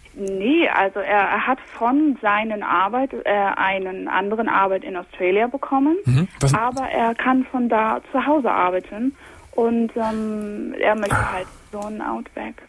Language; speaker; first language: German; early bilingual, heritage; English